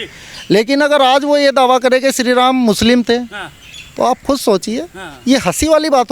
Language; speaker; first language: Hindi; native; Hindi